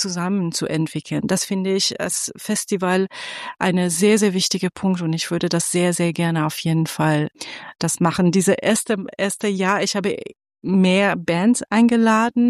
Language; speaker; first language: German; non-native, fluent; Persian